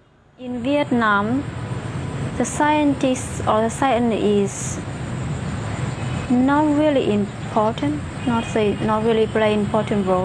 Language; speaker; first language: English; non-native, fluent; Vietnamese